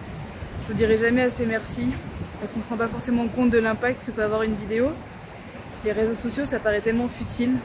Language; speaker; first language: French; native; French